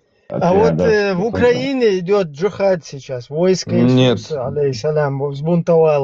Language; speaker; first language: Russian; native; Russian